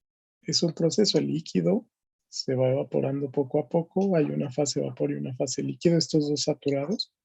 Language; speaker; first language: Spanish; native; Spanish